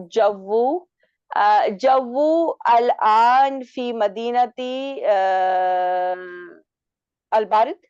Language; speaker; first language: Arabic; non-native, learner; Hindi